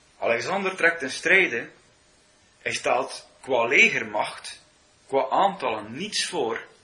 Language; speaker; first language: Dutch; native; Dutch